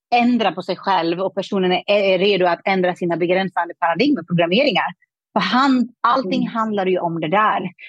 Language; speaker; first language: Swedish; non-native, fluent; Persian